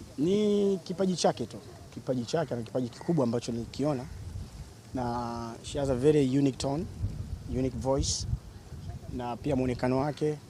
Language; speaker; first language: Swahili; native; Swahili